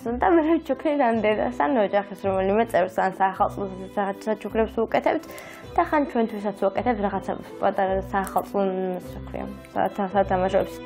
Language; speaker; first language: Georgian; native; Georgian